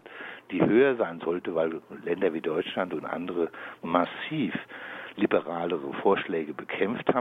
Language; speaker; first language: German; native; German